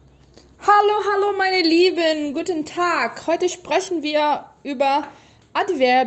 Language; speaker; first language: German; non-native, fluent; Portuguese